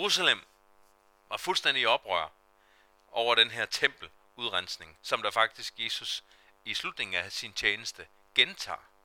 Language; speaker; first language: Danish; native; Danish